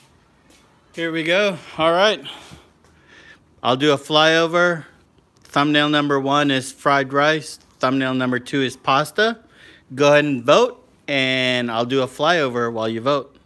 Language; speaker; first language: English; native; English